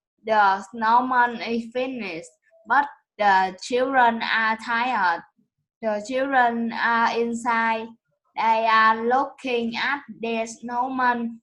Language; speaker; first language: English; non-native, learner; Vietnamese